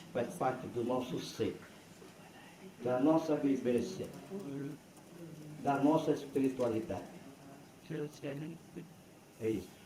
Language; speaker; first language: Portuguese; non-native, local second language; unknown